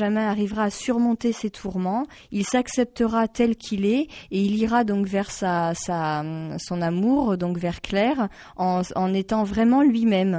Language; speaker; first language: French; native; French